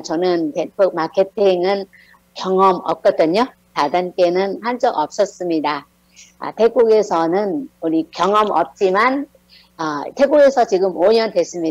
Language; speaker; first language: Korean; non-native, learner; Thai